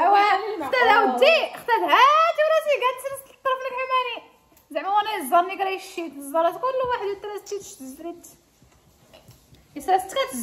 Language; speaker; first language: Arabic; native; Arabic